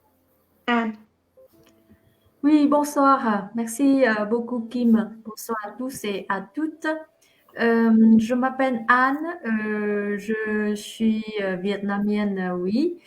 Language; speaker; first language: French; non-native, fluent; Vietnamese